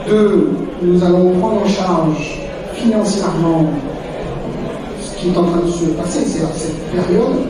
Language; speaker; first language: French; native; French